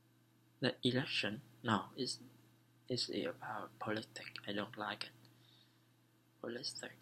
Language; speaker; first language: English; non-native, learner; Vietnamese